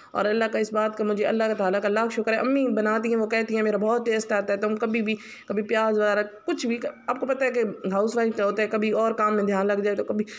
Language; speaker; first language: Urdu; non-native, local second language; Punjabi